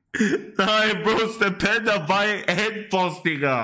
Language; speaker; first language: German; native; German